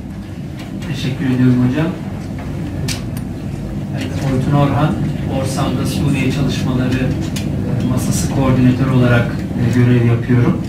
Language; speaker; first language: Turkish; native; Turkish